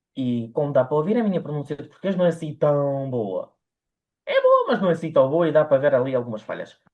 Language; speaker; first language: Portuguese; early bilingual, other home language; Ukrainian